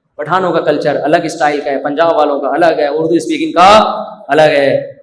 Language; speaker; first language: Urdu; native; Urdu